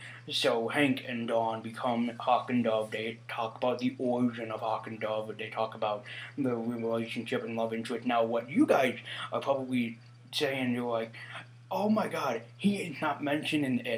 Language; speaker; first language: English; native; English